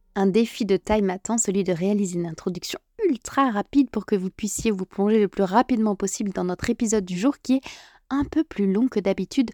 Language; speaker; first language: French; native; French